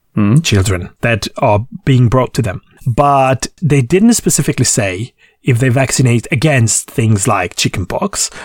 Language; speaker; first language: English; non-native, fluent; Hungarian